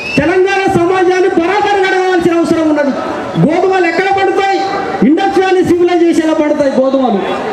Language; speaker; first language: Telugu; non-native, local second language; Koya